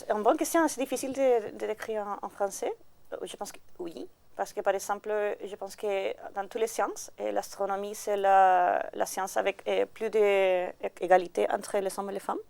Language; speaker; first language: French; non-native, learner; Spanish